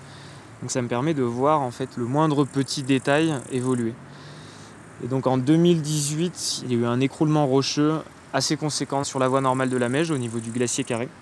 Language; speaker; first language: French; native; French